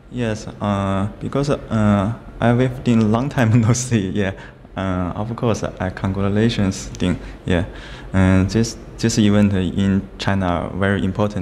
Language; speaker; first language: English; non-native, learner; Chinese